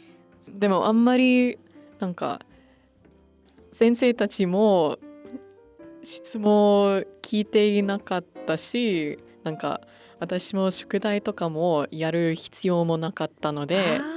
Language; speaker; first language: Japanese; non-native, fluent; English